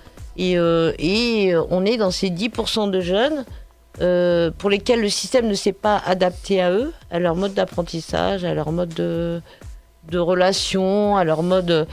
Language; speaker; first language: French; native; French